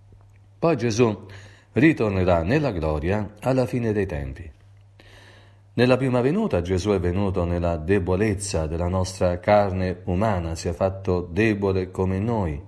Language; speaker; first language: Italian; native; Italian